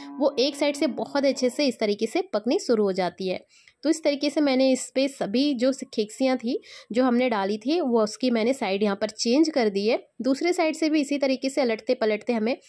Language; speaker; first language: Hindi; native; Hindi